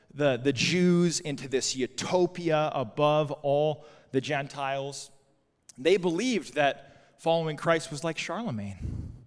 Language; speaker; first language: English; native; English